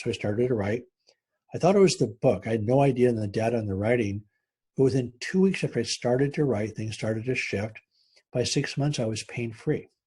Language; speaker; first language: English; native; English